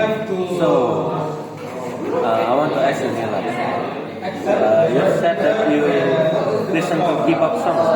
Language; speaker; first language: English; non-native, fluent; Indonesian